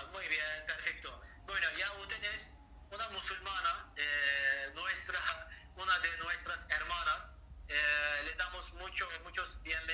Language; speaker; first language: Spanish; non-native, learner; Turkish